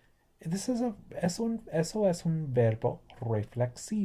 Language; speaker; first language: Spanish; non-native, fluent; English